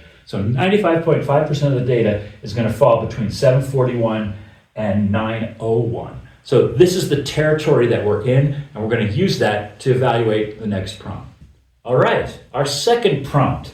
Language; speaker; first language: English; native; English